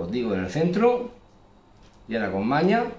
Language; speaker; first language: Spanish; native; Spanish